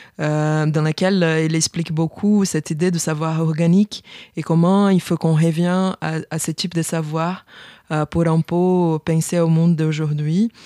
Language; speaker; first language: French; non-native, fluent; Portuguese